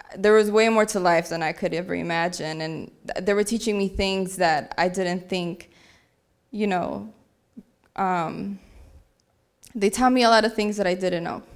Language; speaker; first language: English; native; English